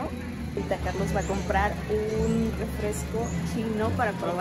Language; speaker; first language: Spanish; native; Spanish